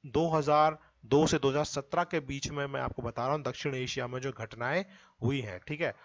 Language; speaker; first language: Hindi; native; Hindi